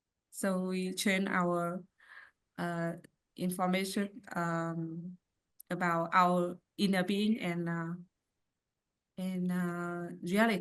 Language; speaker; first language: English; non-native, learner; Vietnamese